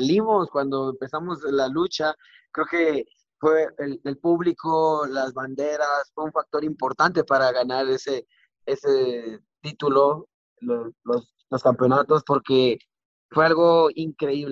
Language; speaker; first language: English; non-native, learner; Spanish